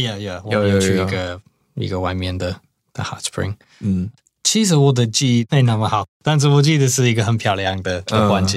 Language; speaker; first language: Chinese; non-native, fluent; English